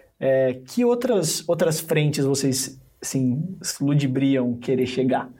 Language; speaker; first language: Portuguese; native; Portuguese